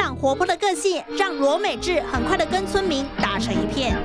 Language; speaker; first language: Chinese; native; Chinese